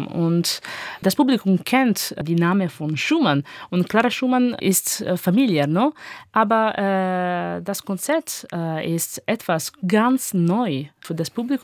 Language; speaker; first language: German; non-native, learner; Italian